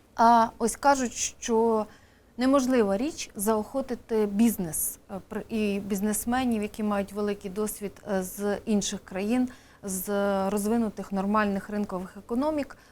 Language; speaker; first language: Ukrainian; native; Ukrainian